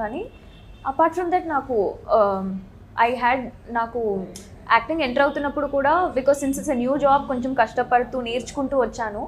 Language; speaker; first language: Telugu; native; Telugu